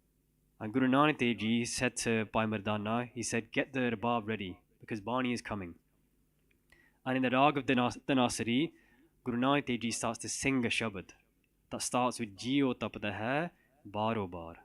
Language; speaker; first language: English; non-native, local second language; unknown